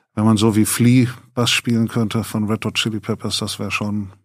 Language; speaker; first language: German; native; German